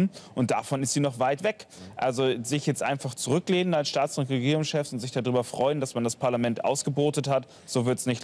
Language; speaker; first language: German; native; German